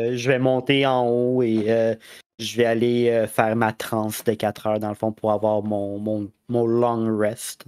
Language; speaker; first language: French; native; French